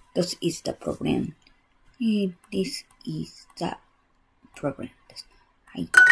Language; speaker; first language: English; non-native, learner; Japanese